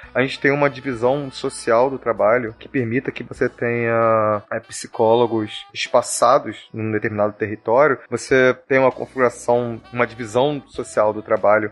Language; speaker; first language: Portuguese; native; Portuguese